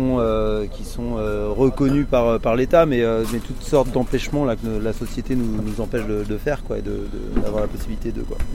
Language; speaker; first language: French; native; French